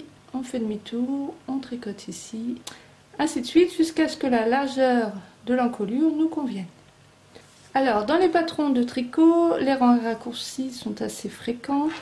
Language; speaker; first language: French; native; French